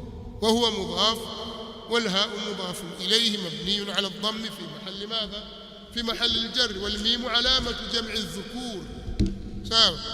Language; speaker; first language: Arabic; non-native, fluent; Swahili